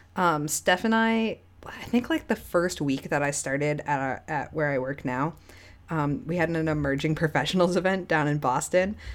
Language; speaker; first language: English; native; English